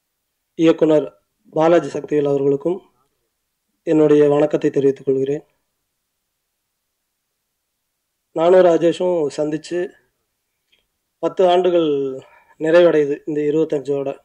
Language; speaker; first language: Tamil; native; Tamil